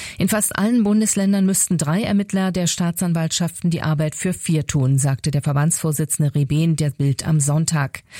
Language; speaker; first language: German; native; German